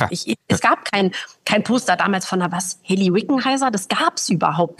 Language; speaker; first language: German; native; German